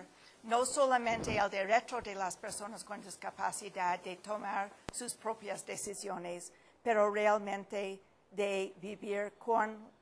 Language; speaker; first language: Spanish; non-native, fluent; English